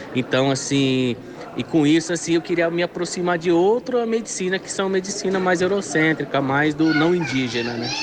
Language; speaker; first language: Portuguese; non-native, local second language; Guarani